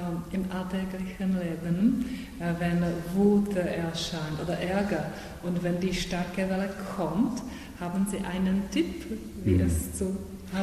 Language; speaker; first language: German; non-native, fluent; Czech